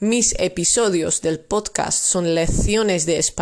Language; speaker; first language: Spanish; non-native, fluent; Dutch